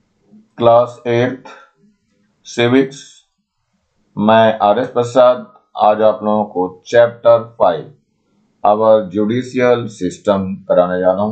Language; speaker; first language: Hindi; native; Hindi